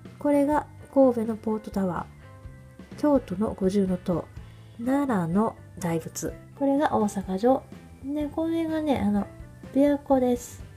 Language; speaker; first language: Japanese; native; Japanese